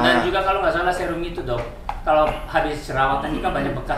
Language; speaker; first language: Indonesian; native; Indonesian